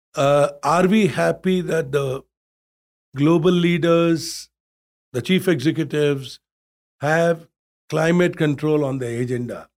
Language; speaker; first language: English; non-native, local second language; Hindi